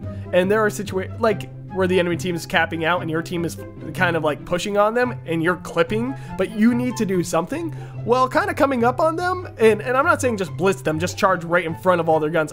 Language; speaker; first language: English; native; English